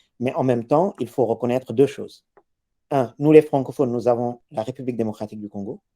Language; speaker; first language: French; non-native, local second language; Wolof